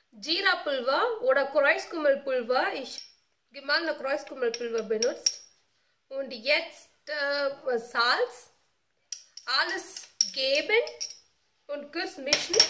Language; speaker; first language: German; non-native, learner; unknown